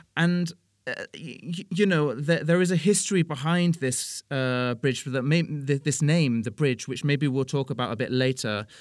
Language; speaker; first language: English; native; English